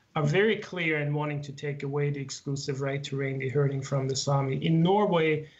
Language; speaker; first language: English; non-native, fluent; German